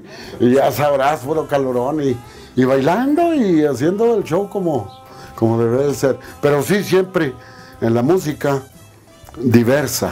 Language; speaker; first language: Spanish; native; Spanish